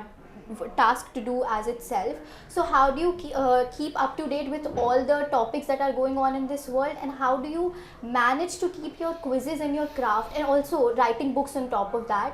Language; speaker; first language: English; non-native, local second language; Hindi